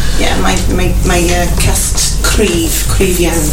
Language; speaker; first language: Welsh; non-native, local second language; English